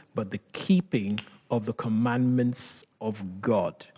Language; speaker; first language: English; non-native, local second language; Yoruba